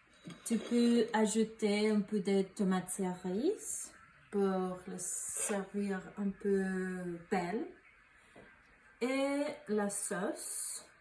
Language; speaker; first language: French; non-native, learner; Spanish